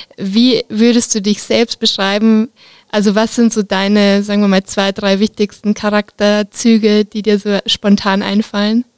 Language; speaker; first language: German; native; German